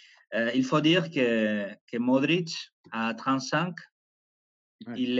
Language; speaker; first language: French; non-native, fluent; Spanish